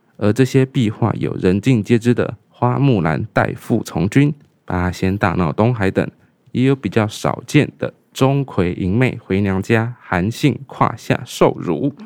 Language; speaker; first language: Chinese; native; Chinese